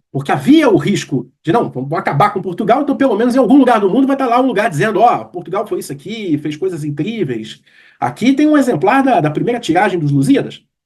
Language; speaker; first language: Portuguese; native; Portuguese